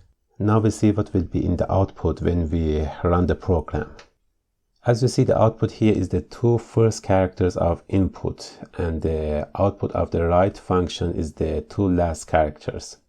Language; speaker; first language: English; non-native, fluent; Persian